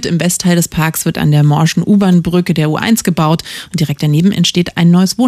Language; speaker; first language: German; native; German